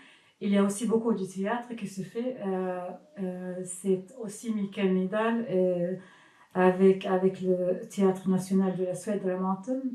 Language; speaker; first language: French; non-native, fluent; Swedish